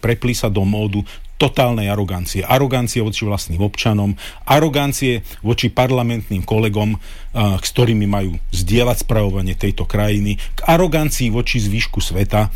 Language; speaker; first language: Slovak; native; Slovak